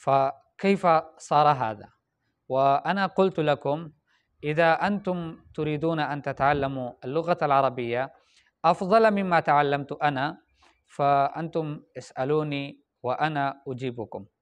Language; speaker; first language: Arabic; non-native, fluent; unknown